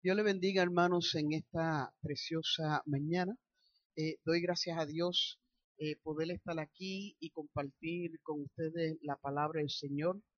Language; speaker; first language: Spanish; early bilingual, heritage; Spanish